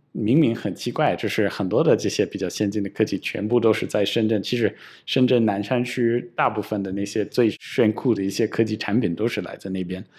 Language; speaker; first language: Chinese; non-native, fluent; English